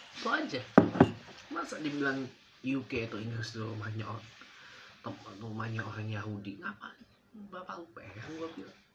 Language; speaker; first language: Indonesian; non-native, fluent; English